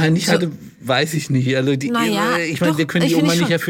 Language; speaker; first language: German; native; German